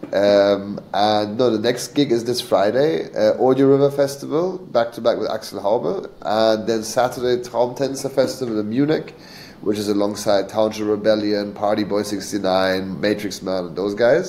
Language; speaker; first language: English; native; English